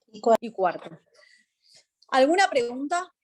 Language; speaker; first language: Spanish; native; Spanish